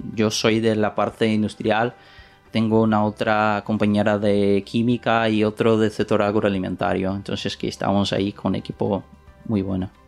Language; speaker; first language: Spanish; non-native, learner; Portuguese